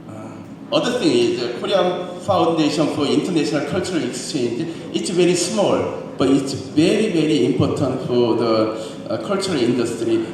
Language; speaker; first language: English; non-native, learner; Korean